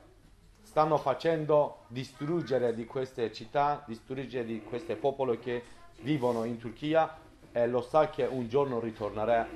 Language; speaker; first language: Italian; non-native, learner; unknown